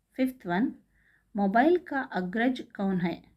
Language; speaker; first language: Hindi; non-native, local second language; Kannada